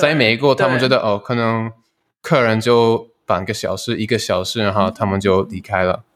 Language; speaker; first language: Chinese; non-native, fluent; German